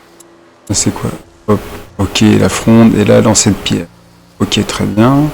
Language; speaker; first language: French; native; French